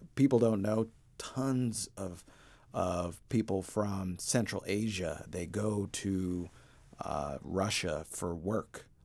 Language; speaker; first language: English; native; English